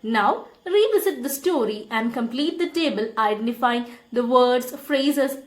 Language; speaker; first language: English; non-native, local second language; Malayalam